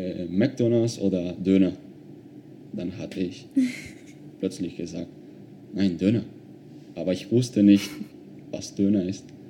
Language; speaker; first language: German; non-native, fluent; Spanish